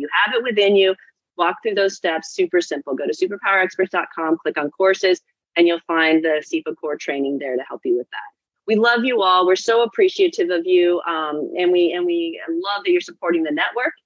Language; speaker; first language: English; native; English